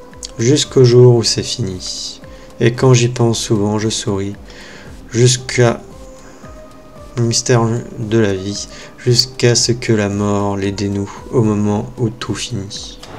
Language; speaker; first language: French; native; French